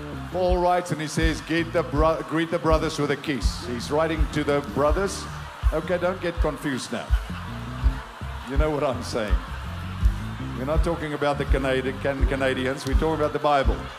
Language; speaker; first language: English; non-native, local second language; Afrikaans